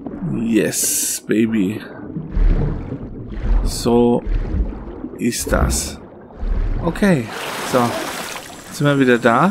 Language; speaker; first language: German; native; German